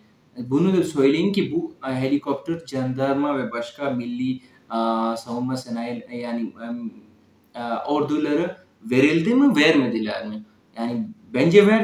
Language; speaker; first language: Turkish; non-native, fluent; Urdu